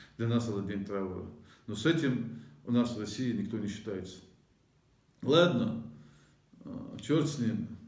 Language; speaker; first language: Russian; non-native, local second language; Ingush